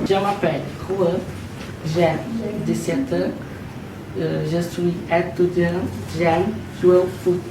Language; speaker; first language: French; non-native, learner; Portuguese